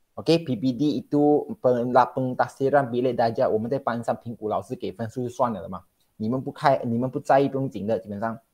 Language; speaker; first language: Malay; non-native, local second language; Chinese